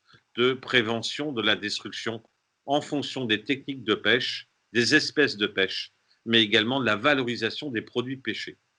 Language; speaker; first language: French; native; French